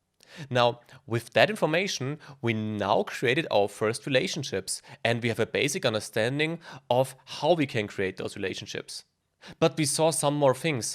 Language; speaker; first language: English; non-native, fluent; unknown